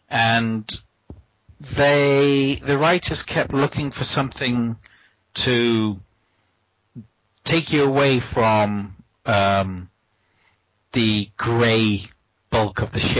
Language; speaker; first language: English; native; English